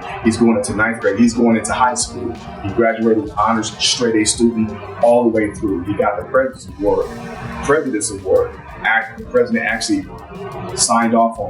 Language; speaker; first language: English; native; English